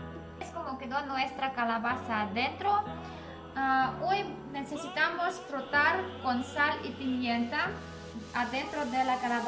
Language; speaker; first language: Spanish; non-native, learner; Polish